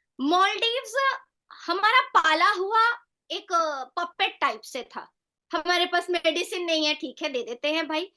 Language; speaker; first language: Hindi; native; Hindi